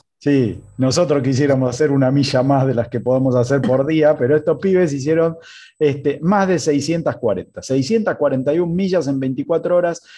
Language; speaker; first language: Spanish; native; Spanish